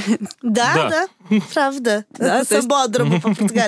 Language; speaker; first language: Russian; non-native, learner; Portuguese